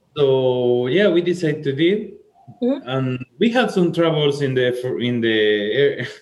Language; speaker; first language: English; non-native, fluent; Spanish